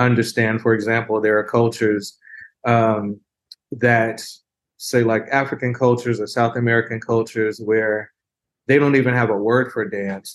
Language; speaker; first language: English; native; English